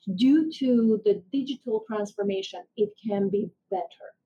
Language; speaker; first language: English; non-native, fluent; Armenian